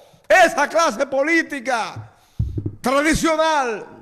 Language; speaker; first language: Spanish; native; Spanish